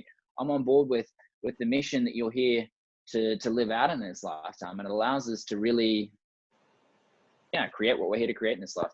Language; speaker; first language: English; native; English